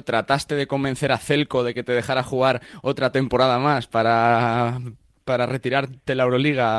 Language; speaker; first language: Spanish; native; Spanish